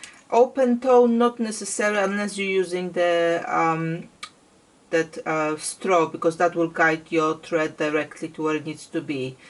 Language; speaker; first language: English; non-native, fluent; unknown